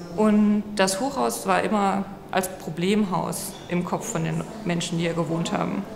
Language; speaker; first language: German; native; German